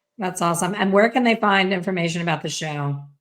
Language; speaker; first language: English; native; English